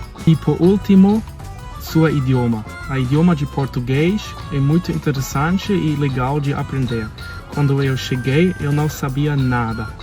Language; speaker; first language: Portuguese; non-native, learner; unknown